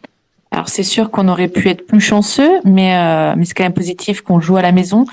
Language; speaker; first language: French; native; French